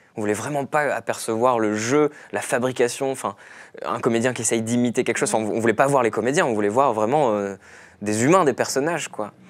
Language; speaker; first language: French; native; French